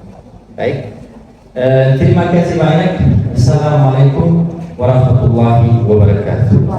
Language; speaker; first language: Indonesian; non-native, fluent; Turkish